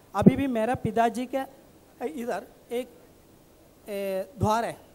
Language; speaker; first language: Hindi; non-native, local second language; Malayalam